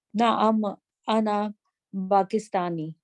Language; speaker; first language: Arabic; non-native, learner; Urdu